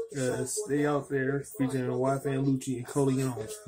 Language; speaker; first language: English; native; English